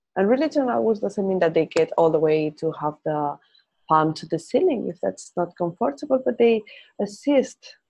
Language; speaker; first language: English; non-native, fluent; Spanish